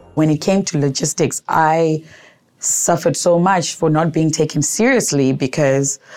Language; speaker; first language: English; non-native, local second language; Shona